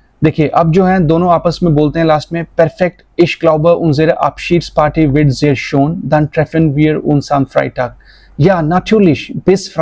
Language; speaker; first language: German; non-native, fluent; Hindi